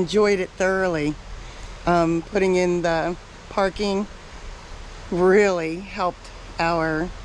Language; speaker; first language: English; native; English